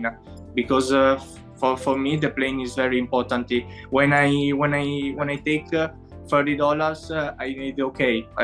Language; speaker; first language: English; non-native, learner; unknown